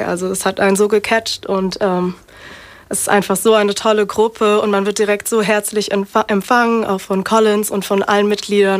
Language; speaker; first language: German; native; German